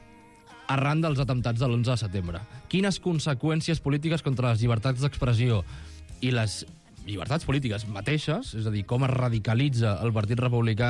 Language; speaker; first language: Catalan; native; Catalan